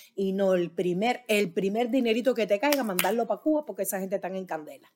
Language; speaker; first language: Spanish; native; Spanish